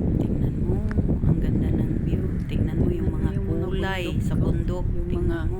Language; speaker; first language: Filipino; non-native, local second language; Cebuano